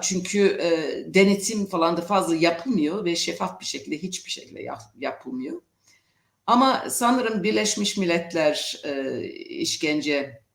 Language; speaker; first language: Turkish; non-native, fluent; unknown